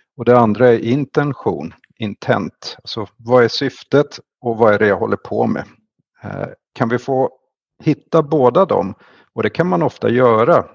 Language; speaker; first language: Swedish; native; Swedish